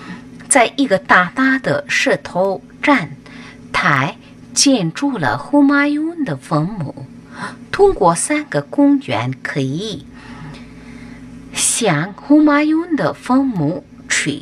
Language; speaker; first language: Chinese; non-native, fluent; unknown